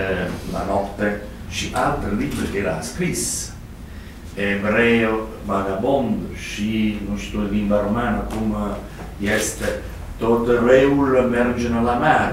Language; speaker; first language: Romanian; non-native, learner; Italian